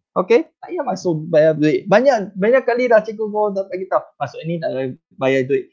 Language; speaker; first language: Malay; non-native, local second language; Chinese